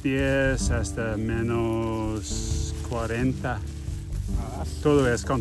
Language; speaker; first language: Spanish; non-native, learner; English